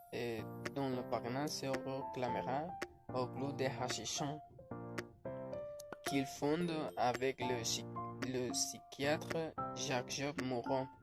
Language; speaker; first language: French; non-native, learner; Spanish